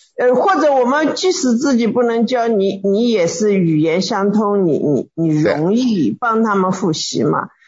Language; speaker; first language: Chinese; native; Chinese